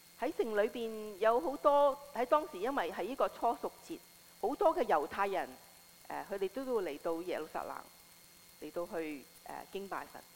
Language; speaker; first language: Chinese; non-native, local second language; Cantonese